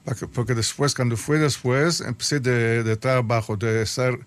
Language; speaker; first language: Spanish; early bilingual, heritage; Spanish